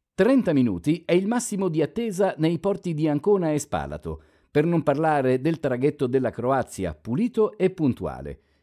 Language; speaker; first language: Italian; non-native, fluent; Albanian